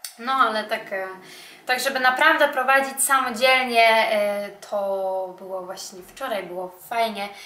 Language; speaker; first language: Polish; early bilingual, heritage; Polish